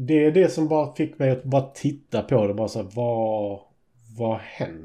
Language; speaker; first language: Swedish; native; Swedish